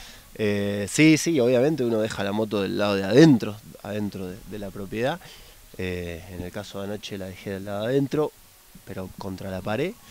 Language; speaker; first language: Spanish; native; Spanish